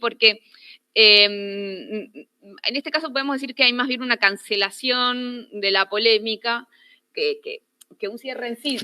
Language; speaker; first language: Spanish; native; Spanish